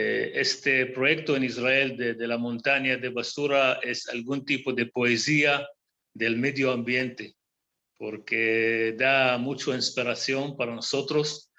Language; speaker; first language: Spanish; non-native, fluent; Hebrew